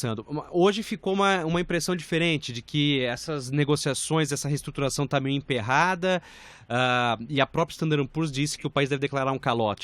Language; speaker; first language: Portuguese; native; Portuguese